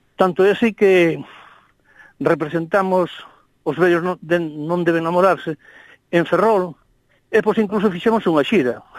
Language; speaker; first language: Galician; non-native, local second language; Spanish